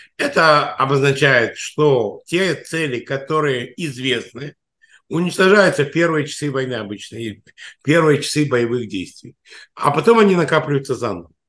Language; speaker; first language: Russian; native; Russian